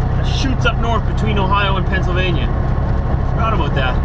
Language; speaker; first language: English; native; English